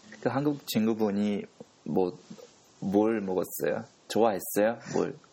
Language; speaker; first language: Korean; non-native, fluent; Japanese